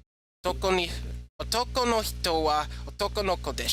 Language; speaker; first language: Japanese; non-native, learner; English